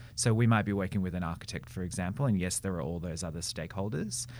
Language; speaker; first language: English; native; English